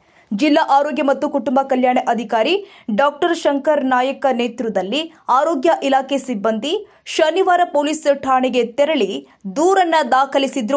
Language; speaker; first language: Kannada; native; Kannada